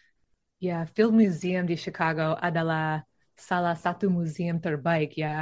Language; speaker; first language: Indonesian; non-native, learner; English